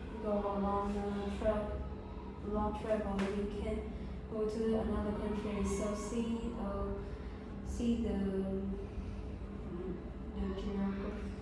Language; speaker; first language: English; non-native, learner; Vietnamese